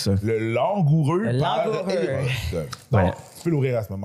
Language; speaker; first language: French; native; French